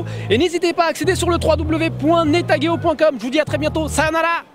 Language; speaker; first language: French; native; French